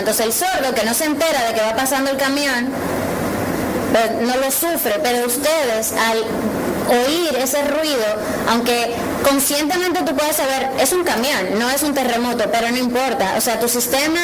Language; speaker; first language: Spanish; native; Spanish